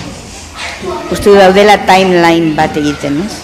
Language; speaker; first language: Basque; native; Basque